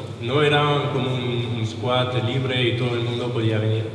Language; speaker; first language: Spanish; non-native, learner; French